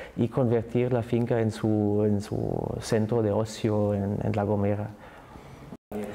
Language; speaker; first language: Spanish; non-native, fluent; German